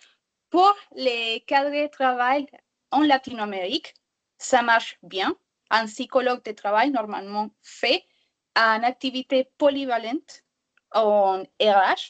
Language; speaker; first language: French; non-native, learner; Spanish